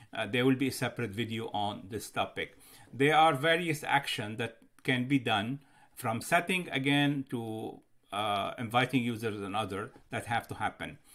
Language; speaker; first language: English; non-native, fluent; Arabic